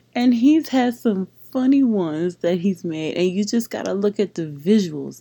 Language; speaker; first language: English; native; English